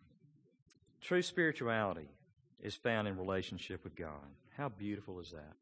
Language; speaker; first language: English; native; English